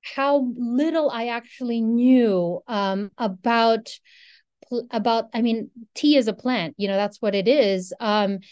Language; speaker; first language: English; non-native, local second language; Filipino